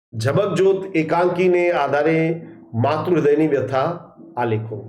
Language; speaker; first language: Hindi; non-native, local second language; Gujarati